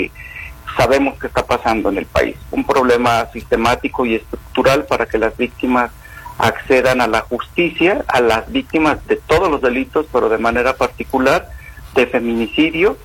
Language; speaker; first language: Spanish; native; Spanish